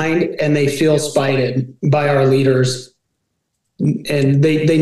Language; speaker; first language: English; native; English